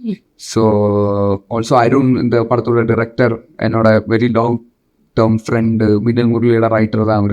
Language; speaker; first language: Tamil; non-native, local second language; Malayalam